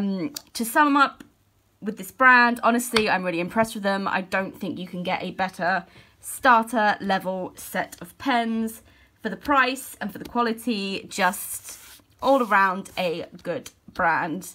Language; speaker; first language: English; native; English